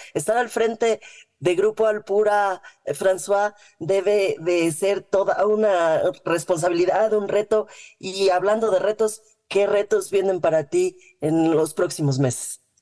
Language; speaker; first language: Spanish; native; Spanish